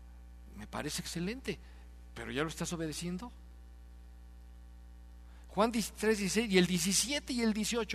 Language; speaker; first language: Spanish; native; Spanish